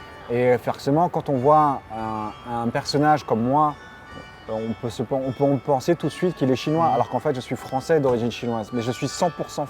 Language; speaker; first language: French; early bilingual, other home language; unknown